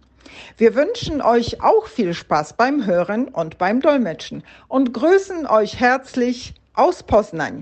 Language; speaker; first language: German; non-native, fluent; Polish